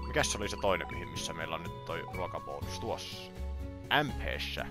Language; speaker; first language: Finnish; native; Finnish